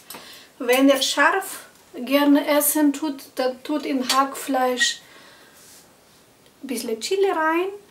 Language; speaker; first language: German; non-native, fluent; Russian